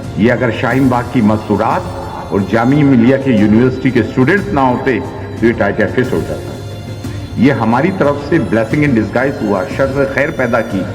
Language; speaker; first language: Urdu; native; Urdu